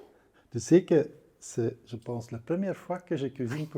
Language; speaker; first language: French; non-native, local second language; Dutch